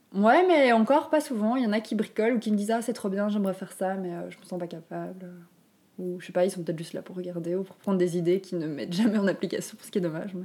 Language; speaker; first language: French; native; French